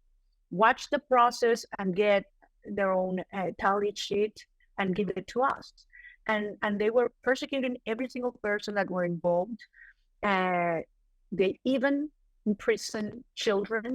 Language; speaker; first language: English; non-native, fluent; Spanish